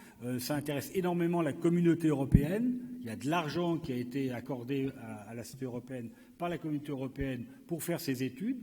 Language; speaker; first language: French; native; French